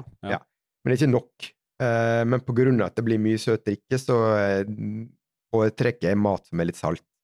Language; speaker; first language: Norwegian; native; Norwegian